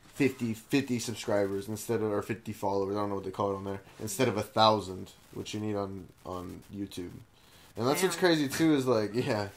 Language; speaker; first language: English; native; English